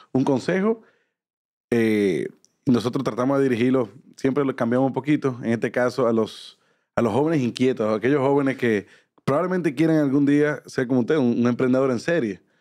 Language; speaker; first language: Spanish; native; Spanish